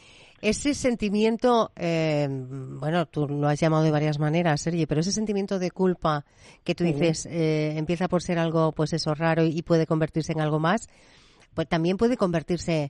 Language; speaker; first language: Spanish; native; Spanish